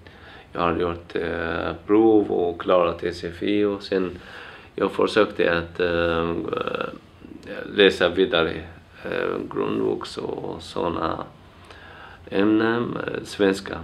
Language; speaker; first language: Swedish; non-native, learner; Arabic